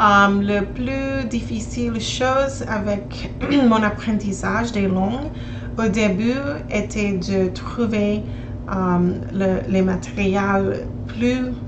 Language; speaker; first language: French; non-native, learner; English